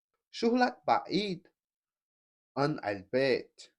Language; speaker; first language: Arabic; non-native, learner; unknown